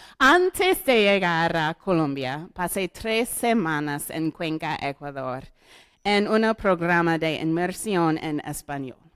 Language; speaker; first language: Spanish; non-native, learner; English